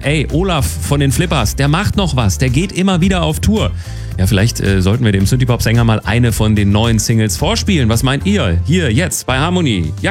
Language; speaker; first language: German; native; German